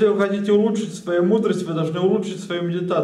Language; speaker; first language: Russian; native; Russian